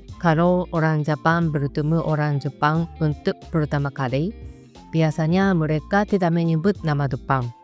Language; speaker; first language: Indonesian; non-native, fluent; Japanese